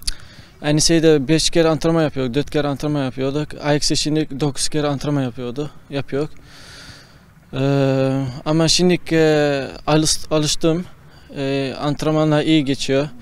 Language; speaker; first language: Turkish; early bilingual, heritage; Turkish